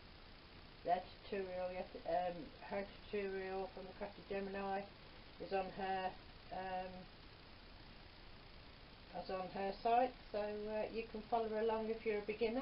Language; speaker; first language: English; native; English